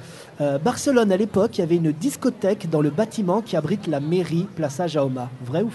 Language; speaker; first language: French; native; French